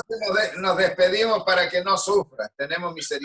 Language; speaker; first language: Spanish; native; Spanish